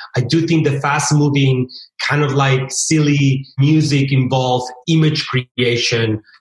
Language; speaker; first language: English; early bilingual, other home language; Spanish